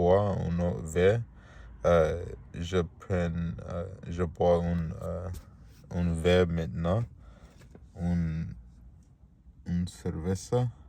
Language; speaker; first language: French; non-native, learner; Spanish